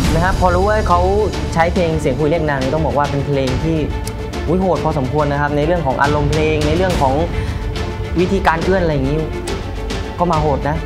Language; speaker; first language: Thai; native; Thai